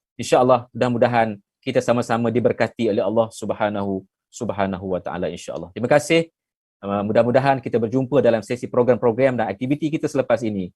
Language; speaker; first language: Malay; native; Malay